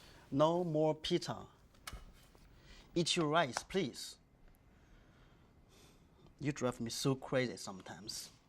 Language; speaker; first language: English; non-native, learner; Chinese